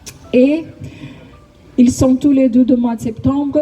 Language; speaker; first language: French; non-native, fluent; Portuguese